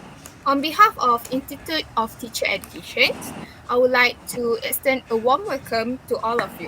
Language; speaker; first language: English; non-native, local second language; Malay